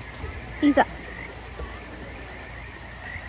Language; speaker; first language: Japanese; native; Japanese